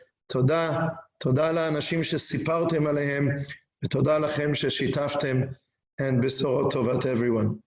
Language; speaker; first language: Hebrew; non-native, fluent; English